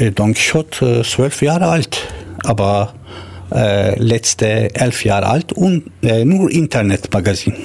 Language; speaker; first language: German; non-native, learner; Turkish